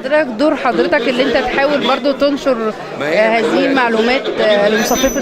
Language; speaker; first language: Arabic; native; Arabic